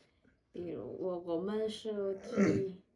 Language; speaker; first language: Chinese; non-native, learner; Vietnamese